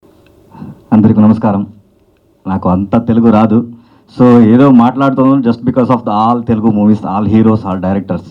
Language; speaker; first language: Telugu; non-native, learner; Kannada